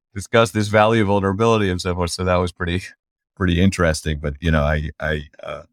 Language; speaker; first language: English; native; English